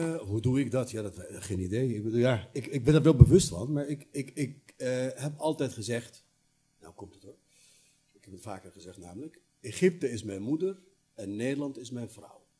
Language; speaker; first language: Dutch; non-native, fluent; Arabic